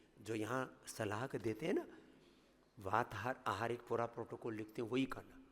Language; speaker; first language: Hindi; native; Hindi